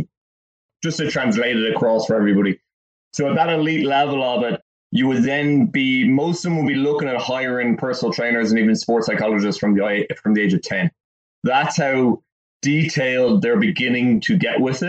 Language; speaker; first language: English; native; English